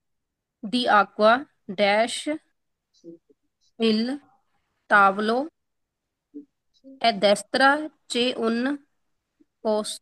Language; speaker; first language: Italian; non-native, learner; Punjabi